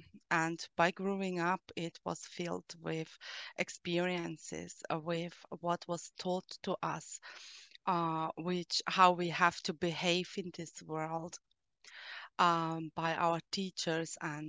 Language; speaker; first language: English; non-native, fluent; German